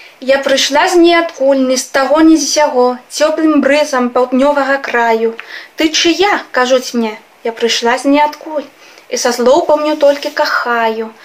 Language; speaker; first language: Belarusian; non-native, fluent; Spanish